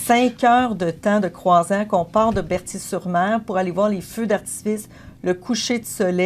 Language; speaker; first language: French; native; French